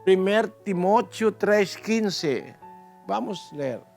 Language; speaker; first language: Portuguese; non-native, fluent; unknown